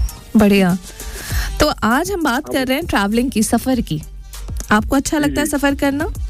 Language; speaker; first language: Hindi; native; Hindi